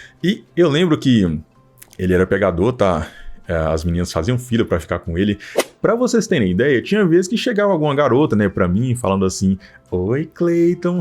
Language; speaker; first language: Portuguese; native; Portuguese